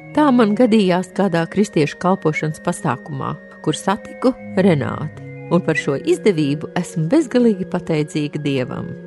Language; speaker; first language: Latvian; native; Latvian